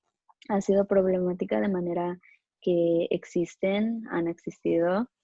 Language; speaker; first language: Spanish; early bilingual, other home language; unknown